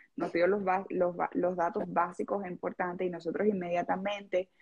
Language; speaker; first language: Spanish; native; Spanish